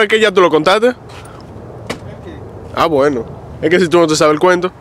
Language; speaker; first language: Spanish; native; Spanish